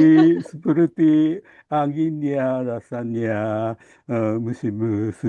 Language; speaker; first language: Indonesian; non-native, learner; Japanese